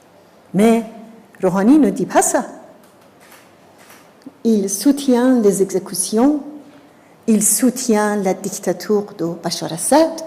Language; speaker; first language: French; non-native, fluent; Persian